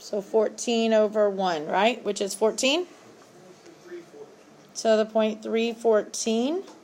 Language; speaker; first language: English; native; English